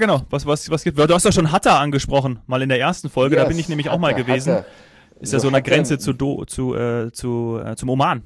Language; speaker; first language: German; native; German